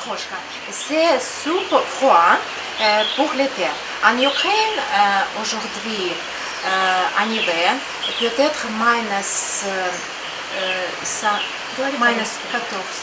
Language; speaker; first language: French; non-native, learner; Russian